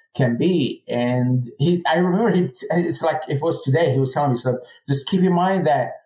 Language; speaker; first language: English; non-native, fluent; Portuguese